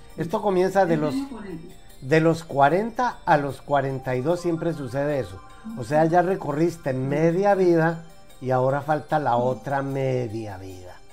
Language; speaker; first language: Spanish; native; Spanish